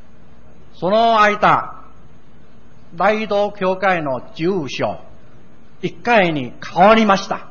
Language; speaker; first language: Japanese; non-native, learner; Min Nan Chinese